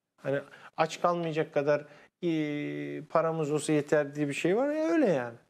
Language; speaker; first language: Turkish; native; Turkish